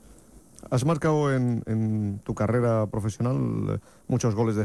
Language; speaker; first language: Spanish; native; Spanish